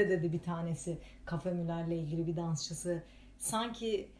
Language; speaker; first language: Turkish; non-native, fluent; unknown